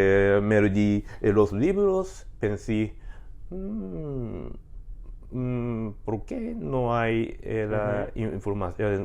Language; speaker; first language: Spanish; non-native, learner; Japanese